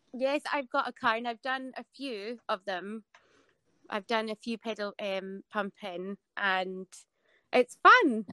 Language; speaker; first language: English; native; English